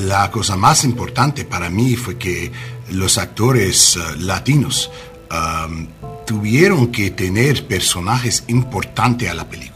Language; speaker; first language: Spanish; non-native, learner; English